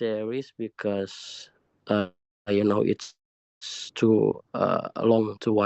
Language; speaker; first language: English; non-native, learner; Indonesian